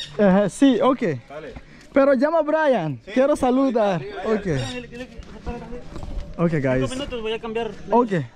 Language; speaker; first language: Spanish; non-native, learner; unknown